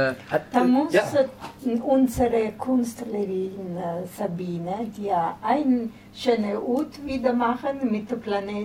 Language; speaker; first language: German; non-native, learner; Italian